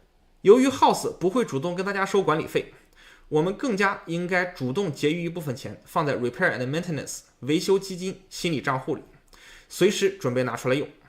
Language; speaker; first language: Chinese; native; Chinese